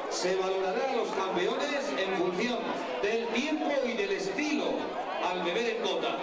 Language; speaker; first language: Spanish; native; Spanish